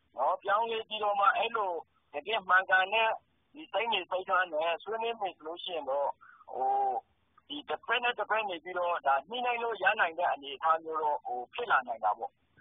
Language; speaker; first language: Burmese; native; Burmese